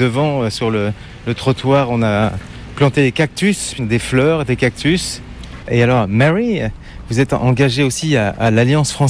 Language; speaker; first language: French; native; French